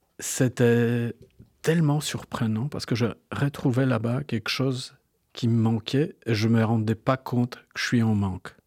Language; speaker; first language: French; non-native, fluent; Polish